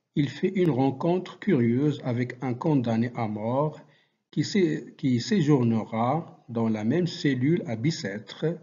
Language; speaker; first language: French; non-native, local second language; Arabic